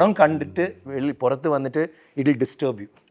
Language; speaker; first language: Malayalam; non-native, fluent; Tamil